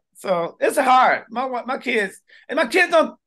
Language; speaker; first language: English; native; English